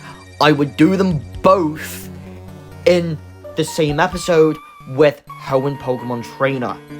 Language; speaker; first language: English; native; English